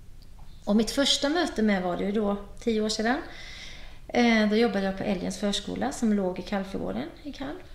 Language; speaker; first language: Swedish; native; Swedish